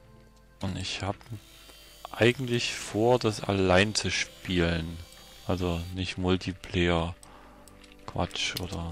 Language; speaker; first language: German; native; German